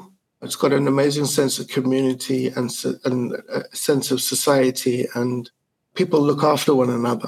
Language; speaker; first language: English; native; English